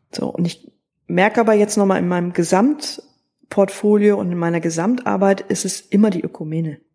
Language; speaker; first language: German; native; German